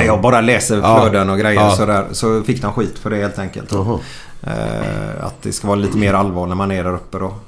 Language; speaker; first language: Swedish; native; Swedish